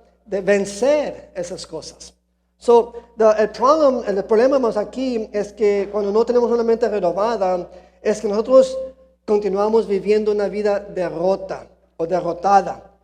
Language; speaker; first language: Spanish; early bilingual, heritage; Spanish